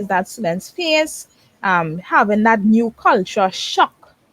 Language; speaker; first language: English; native; English